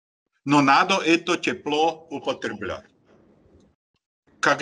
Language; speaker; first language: Russian; non-native, learner; Slovak